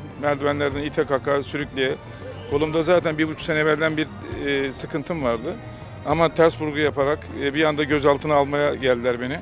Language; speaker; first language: Turkish; native; Turkish